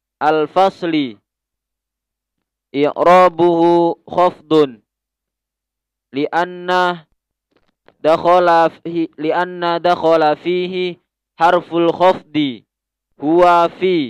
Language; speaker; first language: Arabic; non-native, learner; Indonesian